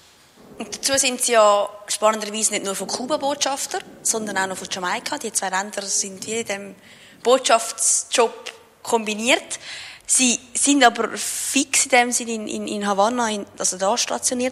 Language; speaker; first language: German; native; German